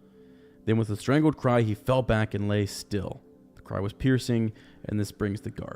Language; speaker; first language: English; native; English